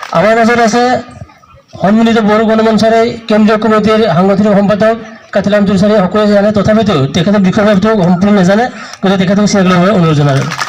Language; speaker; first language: Assamese; non-native, local second language; Bodo